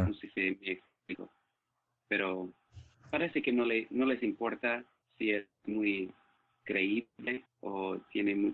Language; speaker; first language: Spanish; non-native, fluent; English